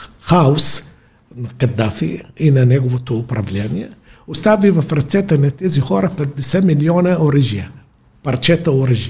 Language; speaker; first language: Bulgarian; non-native, fluent; Arabic